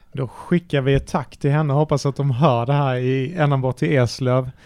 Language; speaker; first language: Swedish; native; Swedish